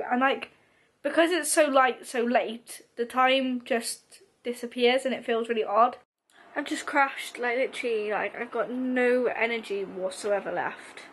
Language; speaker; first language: English; native; English